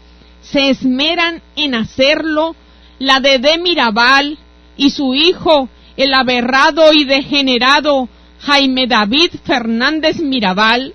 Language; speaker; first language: Spanish; native; Spanish